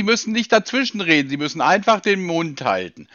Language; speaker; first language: German; native; German